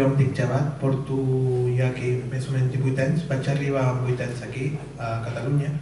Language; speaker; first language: Catalan; early bilingual, other home language; Urdu